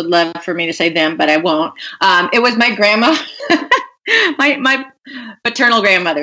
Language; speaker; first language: English; native; English